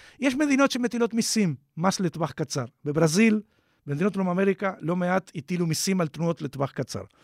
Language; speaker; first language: Hebrew; non-native, fluent; Spanish